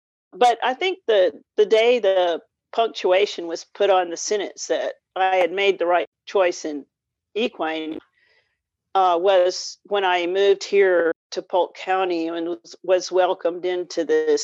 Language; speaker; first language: English; native; English